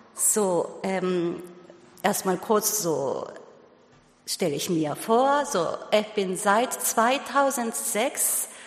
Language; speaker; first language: German; non-native, learner; Japanese